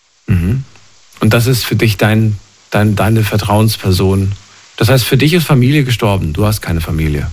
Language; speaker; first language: German; native; German